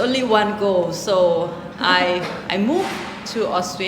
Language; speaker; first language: English; non-native, local second language; Thai